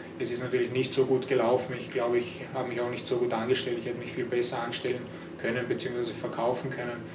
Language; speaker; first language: German; early bilingual, other home language; Croatian